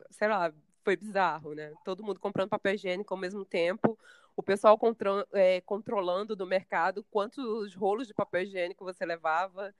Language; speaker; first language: Portuguese; native; Portuguese